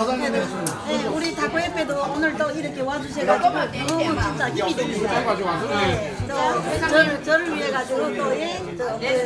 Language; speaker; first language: Korean; early bilingual, heritage; Korean